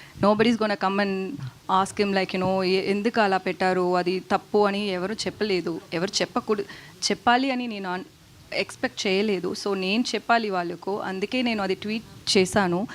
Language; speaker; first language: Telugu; non-native, learner; Tamil